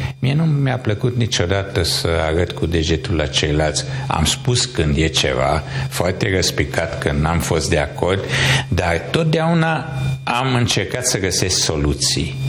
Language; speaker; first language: Romanian; non-native, local second language; Hungarian